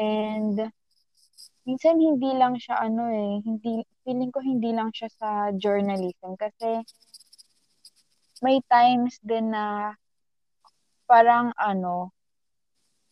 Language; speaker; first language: English; non-native, local second language; Filipino